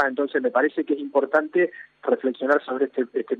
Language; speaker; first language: Spanish; native; Spanish